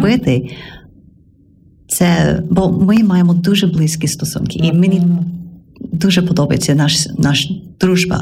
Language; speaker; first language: Ukrainian; non-native, learner; English